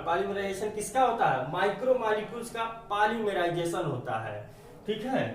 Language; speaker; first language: Hindi; native; Hindi